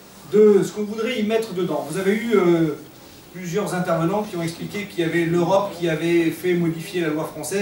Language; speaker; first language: French; native; French